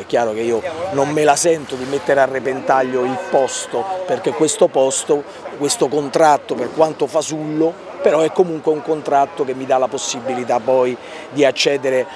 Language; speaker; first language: Italian; native; Italian